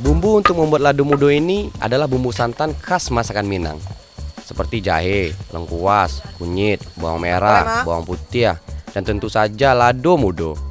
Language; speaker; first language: Indonesian; native; Indonesian